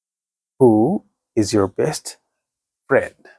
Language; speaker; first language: English; non-native, fluent; Tigrinya